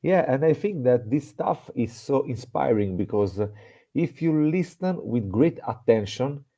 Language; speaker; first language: English; non-native, fluent; Italian